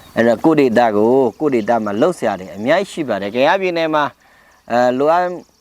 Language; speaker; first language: Burmese; non-native, local second language; Pa'o Karen